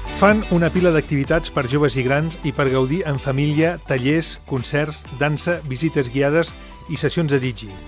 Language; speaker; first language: Catalan; native; Catalan